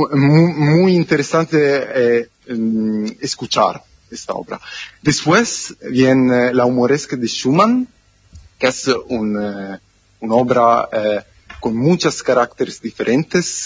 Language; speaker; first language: Spanish; non-native, learner; Italian